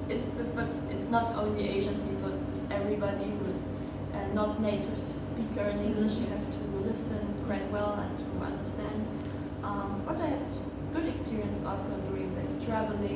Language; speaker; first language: English; non-native, fluent; German